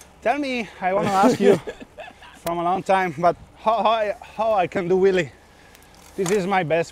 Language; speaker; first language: English; non-native, fluent; Italian